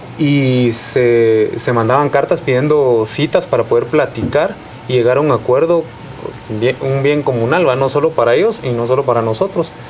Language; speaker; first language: Spanish; native; Spanish